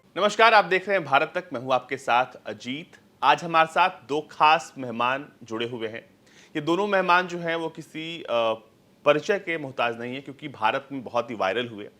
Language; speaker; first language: Hindi; native; Hindi